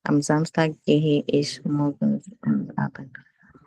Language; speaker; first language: German; non-native, learner; Akan